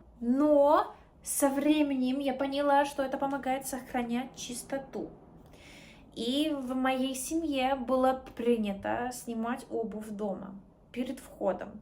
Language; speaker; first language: Russian; non-native, learner; English